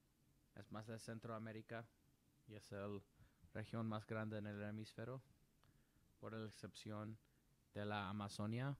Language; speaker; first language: Spanish; non-native, learner; English